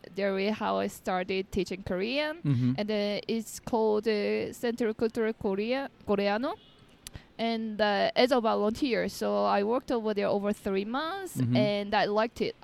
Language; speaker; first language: English; non-native, learner; Korean